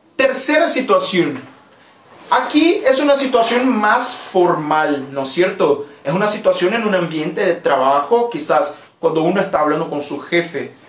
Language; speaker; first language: Spanish; non-native, fluent; Portuguese